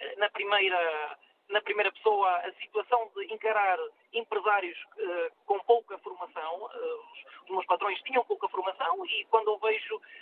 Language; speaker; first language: Portuguese; native; Portuguese